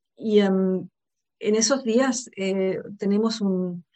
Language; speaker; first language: Spanish; native; Spanish